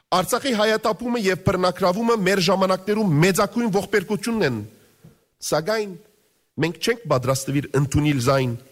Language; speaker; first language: Armenian; early bilingual, heritage; Armenian